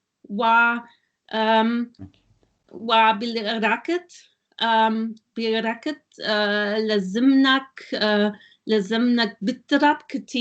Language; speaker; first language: Arabic; non-native, learner; German